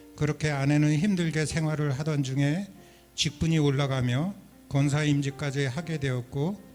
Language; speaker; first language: Korean; native; Korean